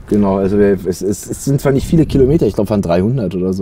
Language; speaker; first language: German; native; German